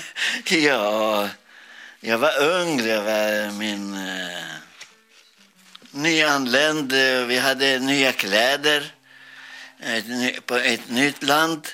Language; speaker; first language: Swedish; non-native, learner; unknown